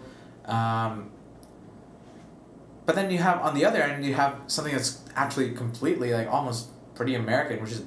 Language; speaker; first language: English; non-native, local second language; Filipino